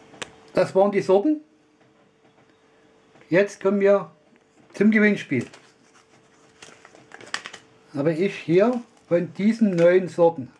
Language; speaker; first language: German; non-native, learner; Russian